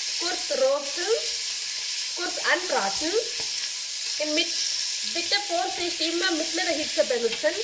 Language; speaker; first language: German; non-native, learner; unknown